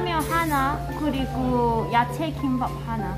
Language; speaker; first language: Korean; non-native, learner; Cantonese